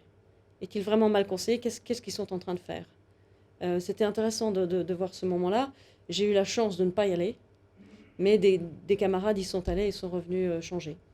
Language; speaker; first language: French; native; French